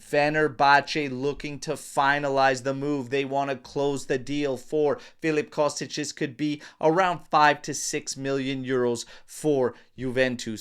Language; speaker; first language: English; native; English